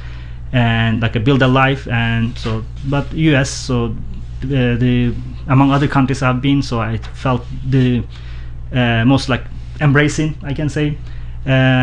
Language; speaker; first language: English; non-native, fluent; Turkish